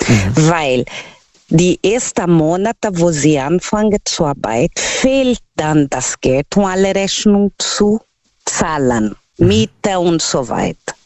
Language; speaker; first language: German; non-native, learner; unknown